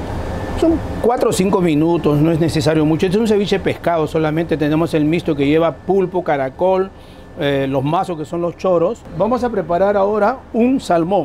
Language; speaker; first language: Spanish; native; Spanish